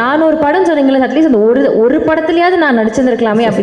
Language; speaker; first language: Tamil; native; Tamil